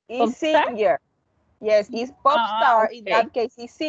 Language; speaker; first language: English; non-native, learner; Spanish